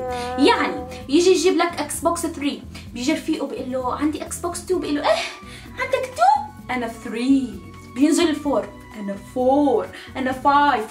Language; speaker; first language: Arabic; native; Arabic